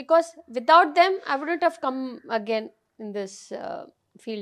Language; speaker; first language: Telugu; non-native, fluent; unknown